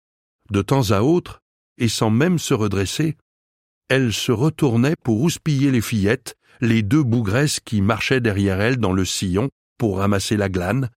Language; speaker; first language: French; native; French